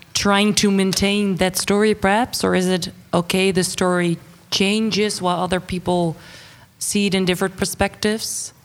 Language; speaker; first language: English; non-native, fluent; Dutch